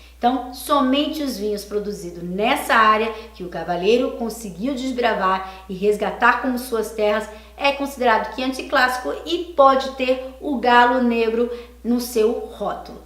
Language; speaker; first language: Portuguese; native; Portuguese